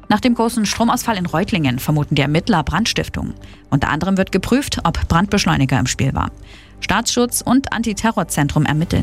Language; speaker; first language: German; native; German